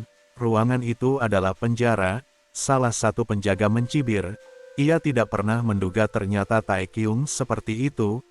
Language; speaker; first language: Indonesian; native; Indonesian